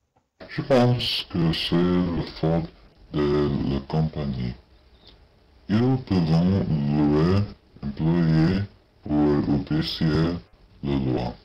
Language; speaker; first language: French; non-native, learner; English